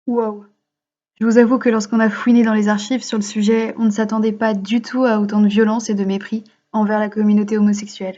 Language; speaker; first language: French; native; French